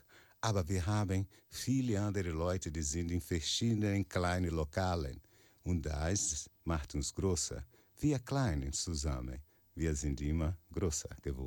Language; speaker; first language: German; non-native, learner; Portuguese